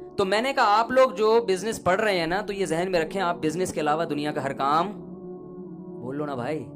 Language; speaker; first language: Urdu; native; Urdu